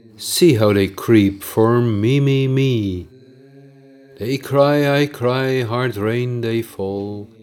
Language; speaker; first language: English; non-native, fluent; Dutch